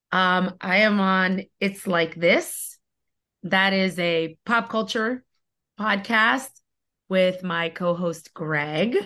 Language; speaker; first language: English; early bilingual, other home language; Spanish